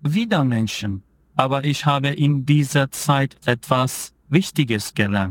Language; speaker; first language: German; non-native, fluent; Turkish